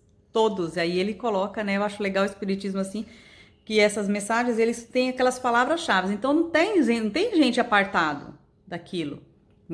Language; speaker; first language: Portuguese; native; Portuguese